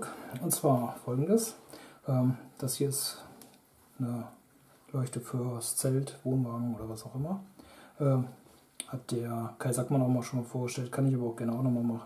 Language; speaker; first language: German; native; German